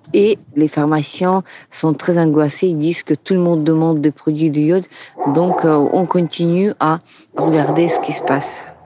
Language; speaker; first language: French; non-native, fluent; Ukrainian